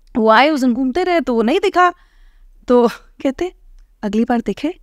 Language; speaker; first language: Hindi; native; Hindi